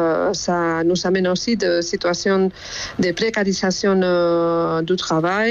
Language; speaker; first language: French; non-native, fluent; Spanish